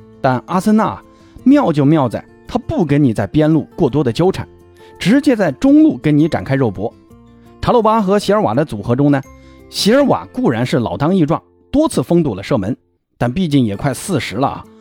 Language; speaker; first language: Chinese; native; Chinese